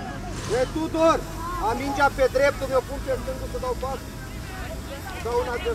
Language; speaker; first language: Romanian; native; Romanian